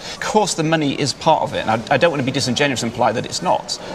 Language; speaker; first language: English; native; English